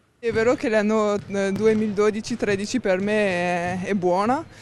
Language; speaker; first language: Italian; non-native, fluent; French